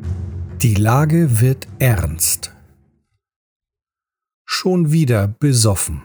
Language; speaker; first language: German; native; German